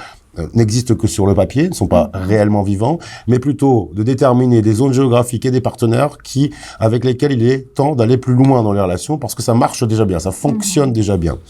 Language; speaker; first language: French; native; French